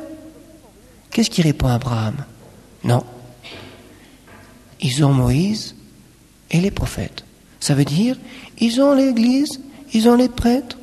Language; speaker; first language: French; native; French